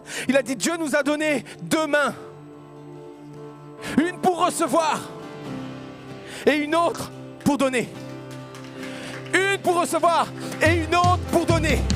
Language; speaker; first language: French; native; French